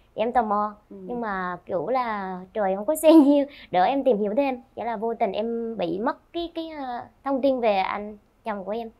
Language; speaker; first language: Vietnamese; native; Vietnamese